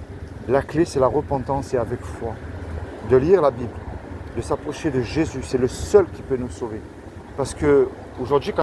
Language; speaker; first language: French; native; French